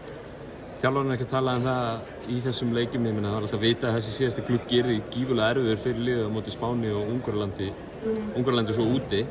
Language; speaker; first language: Icelandic; native; Icelandic